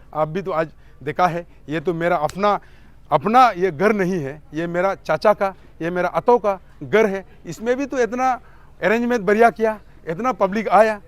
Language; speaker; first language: Hindi; non-native, local second language; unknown